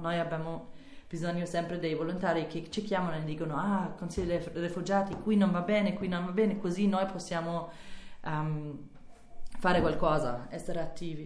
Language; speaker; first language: Italian; non-native, fluent; German